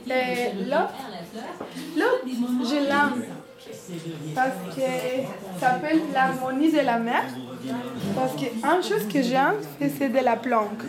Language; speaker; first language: French; non-native, learner; Spanish